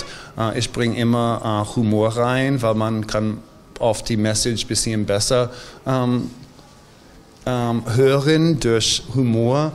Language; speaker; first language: German; non-native, learner; English